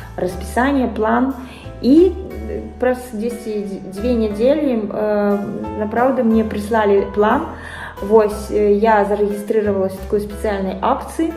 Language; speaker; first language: Belarusian; non-native, local second language; Russian